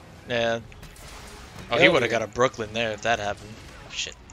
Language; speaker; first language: English; native; English